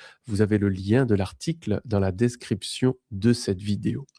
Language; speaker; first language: French; native; French